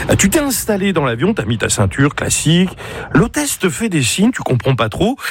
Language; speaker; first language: French; native; French